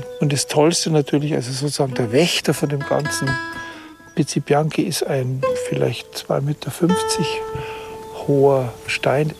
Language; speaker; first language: German; native; German